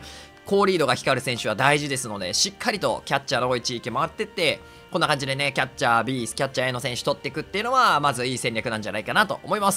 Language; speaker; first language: Japanese; native; Japanese